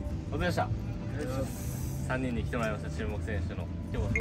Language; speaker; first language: Japanese; native; Japanese